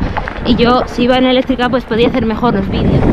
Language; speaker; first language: Spanish; native; Spanish